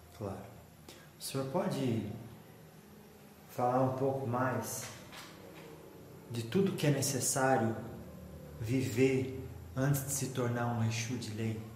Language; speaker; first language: Portuguese; native; Portuguese